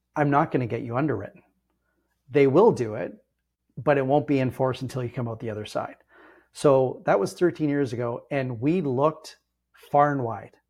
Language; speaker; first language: English; native; English